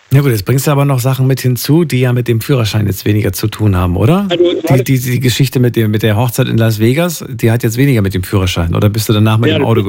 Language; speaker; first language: German; native; German